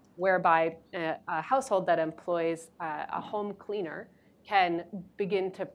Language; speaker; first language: English; native; English